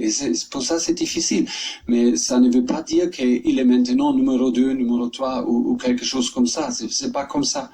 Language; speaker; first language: French; non-native, learner; German